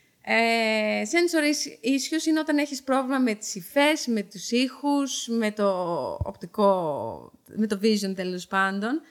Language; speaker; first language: Greek; early bilingual, heritage; Dutch